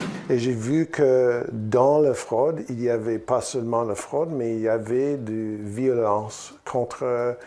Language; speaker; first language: French; non-native, learner; English